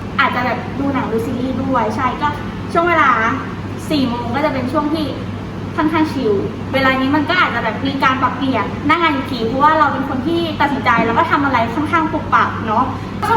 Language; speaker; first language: Thai; native; Thai